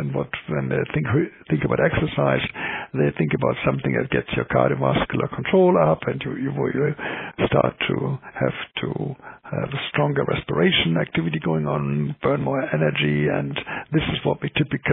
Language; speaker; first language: English; non-native, fluent; German